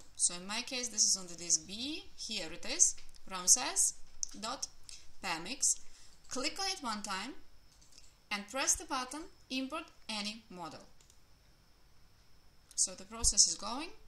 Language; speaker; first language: English; non-native, fluent; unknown